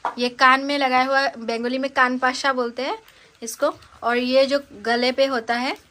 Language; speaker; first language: Hindi; non-native, local second language; Bangla